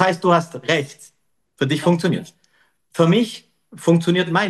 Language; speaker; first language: German; native; German